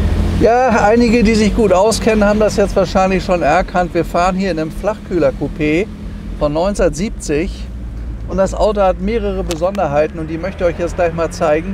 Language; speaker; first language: German; native; German